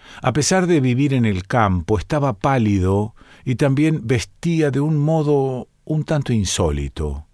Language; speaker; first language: Spanish; native; Spanish